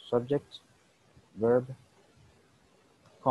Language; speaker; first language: English; non-native, fluent; Spanish